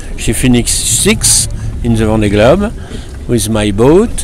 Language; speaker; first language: English; non-native, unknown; French